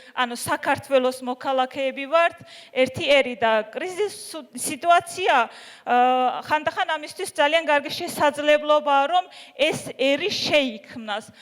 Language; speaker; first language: Georgian; non-native, local second language; Azerbaijani